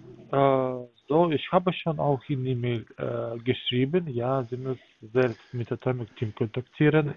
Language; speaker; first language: German; non-native, learner; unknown